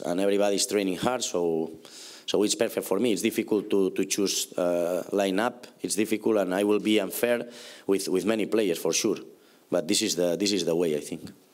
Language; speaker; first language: English; non-native, fluent; Catalan